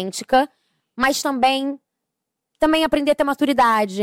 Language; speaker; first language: Portuguese; native; Portuguese